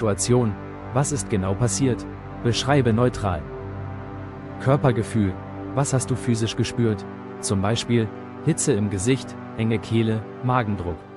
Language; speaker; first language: German; native; German